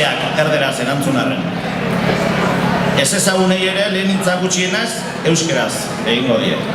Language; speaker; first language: Basque; native; Basque